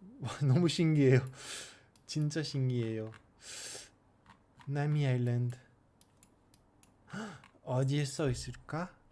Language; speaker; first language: Korean; non-native, learner; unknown